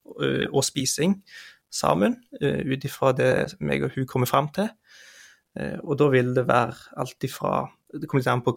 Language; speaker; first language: Norwegian; native; Norwegian